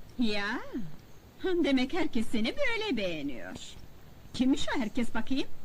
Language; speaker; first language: Turkish; non-native, fluent; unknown